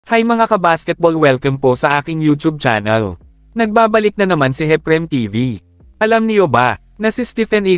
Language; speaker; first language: Filipino; native; Filipino